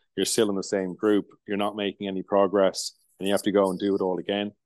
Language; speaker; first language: English; native; English